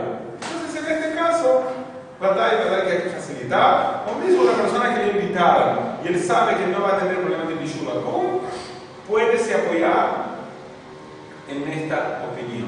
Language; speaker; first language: Spanish; non-native, fluent; Portuguese